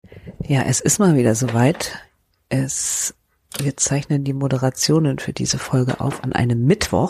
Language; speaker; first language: German; native; German